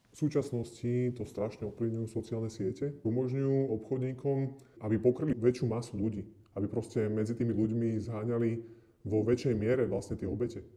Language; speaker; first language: Slovak; native; Slovak